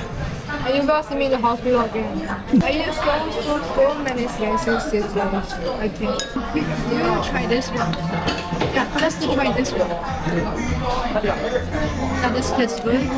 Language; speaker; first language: English; non-native, learner; Chinese